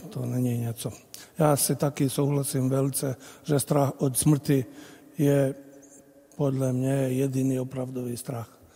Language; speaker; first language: Czech; non-native, fluent; Bosnian